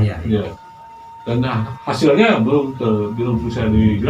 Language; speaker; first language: Indonesian; native; Indonesian